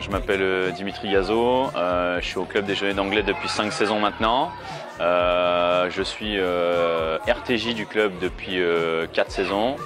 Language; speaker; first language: French; native; French